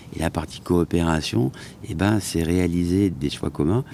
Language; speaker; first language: French; native; French